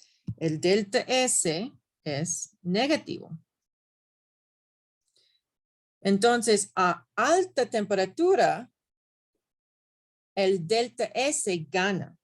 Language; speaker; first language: Spanish; non-native, fluent; English